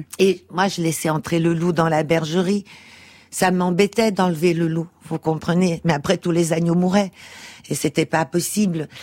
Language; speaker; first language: French; early bilingual, other home language; Portuguese